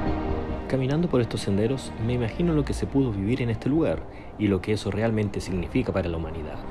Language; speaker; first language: Spanish; native; Spanish